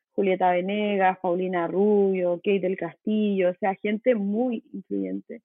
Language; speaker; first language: Spanish; native; Spanish